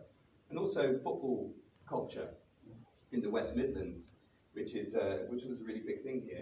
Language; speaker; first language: English; native; English